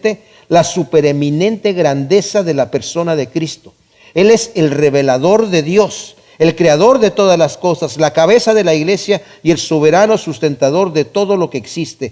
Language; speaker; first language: Spanish; native; Spanish